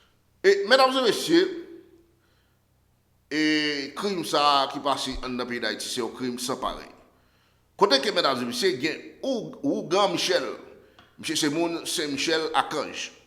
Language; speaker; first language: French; non-native, local second language; Haitian Creole